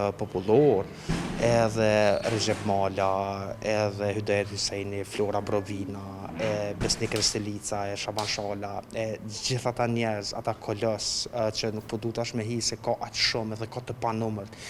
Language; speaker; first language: Albanian; native; Albanian